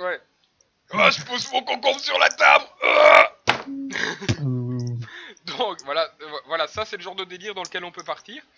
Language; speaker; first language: French; native; French